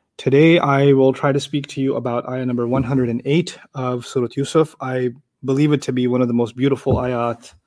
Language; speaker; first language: English; non-native, local second language; Urdu